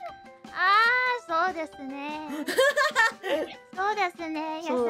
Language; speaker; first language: Japanese; non-native, learner; English